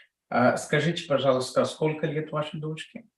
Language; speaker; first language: Russian; non-native, fluent; Telugu